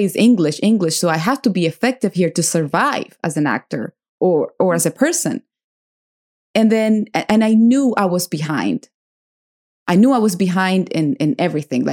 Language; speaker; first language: English; non-native, fluent; Spanish